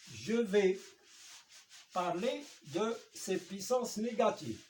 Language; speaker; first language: French; non-native, local second language; Arabic